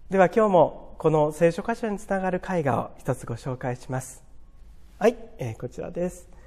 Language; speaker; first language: Japanese; native; Japanese